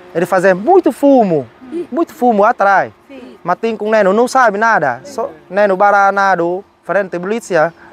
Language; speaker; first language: Portuguese; non-native, learner; Vietnamese